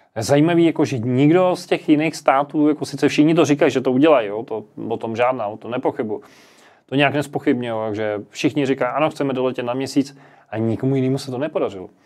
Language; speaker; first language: Czech; native; Czech